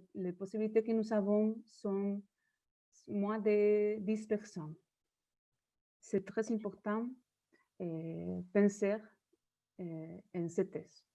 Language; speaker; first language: French; non-native, fluent; Spanish